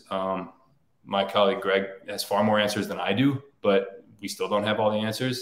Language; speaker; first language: English; native; English